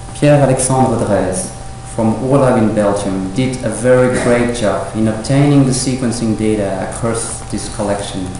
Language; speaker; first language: English; non-native, fluent; French